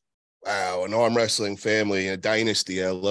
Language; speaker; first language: English; native; English